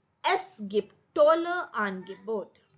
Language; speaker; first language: German; non-native, fluent; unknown